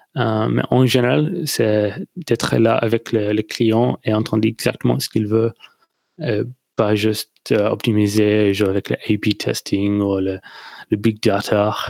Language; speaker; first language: French; non-native, learner; English